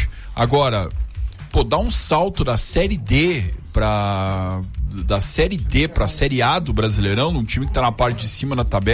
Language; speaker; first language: Portuguese; native; Portuguese